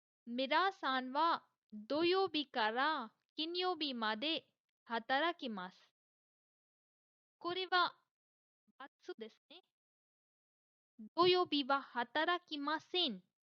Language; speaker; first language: Japanese; non-native, fluent; Hindi